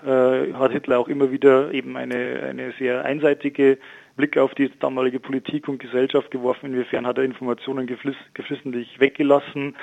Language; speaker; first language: German; native; German